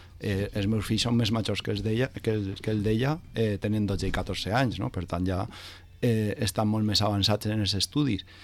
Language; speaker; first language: Catalan; non-native, local second language; Spanish